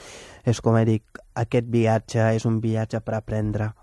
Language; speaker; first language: Catalan; non-native, fluent; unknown